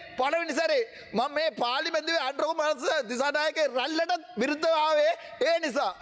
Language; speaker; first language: Sinhala; non-native, local second language; Tamil